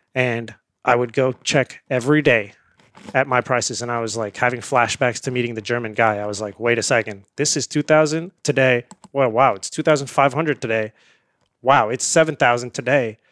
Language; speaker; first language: English; early bilingual, other home language; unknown